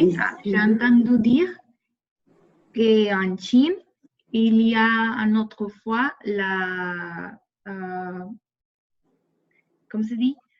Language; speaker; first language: French; non-native, learner; Spanish